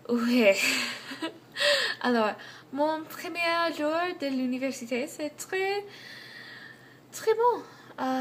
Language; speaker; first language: French; non-native, learner; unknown